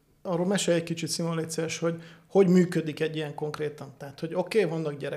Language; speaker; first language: Hungarian; native; Hungarian